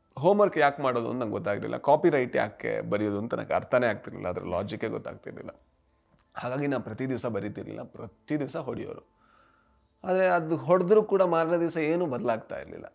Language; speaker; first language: Kannada; native; Kannada